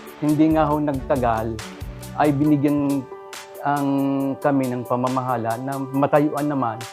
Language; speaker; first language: Filipino; native; Filipino